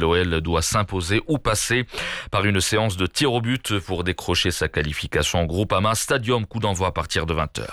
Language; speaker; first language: French; non-native, local second language; Arabic